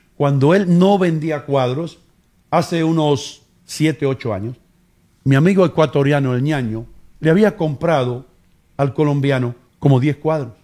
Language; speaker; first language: Spanish; early bilingual, heritage; Spanish